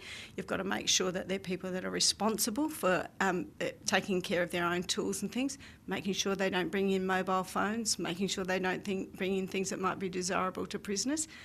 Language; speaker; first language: English; native; English